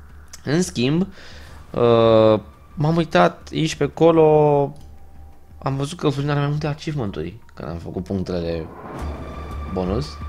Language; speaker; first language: Romanian; native; Romanian